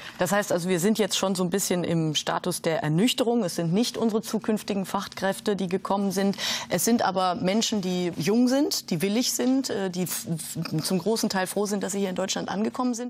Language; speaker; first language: German; native; German